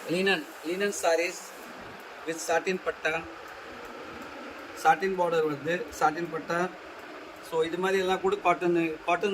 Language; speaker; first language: Tamil; non-native, fluent; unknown